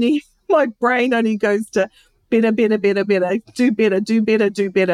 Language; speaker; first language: English; native; English